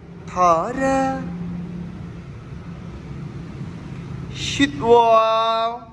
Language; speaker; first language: Vietnamese; non-native, learner; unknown